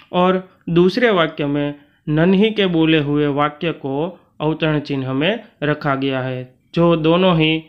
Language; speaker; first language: Hindi; non-native, local second language; Gujarati